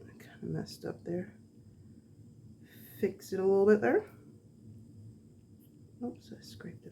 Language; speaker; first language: English; native; English